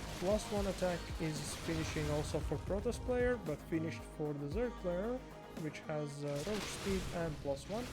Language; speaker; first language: English; non-native, fluent; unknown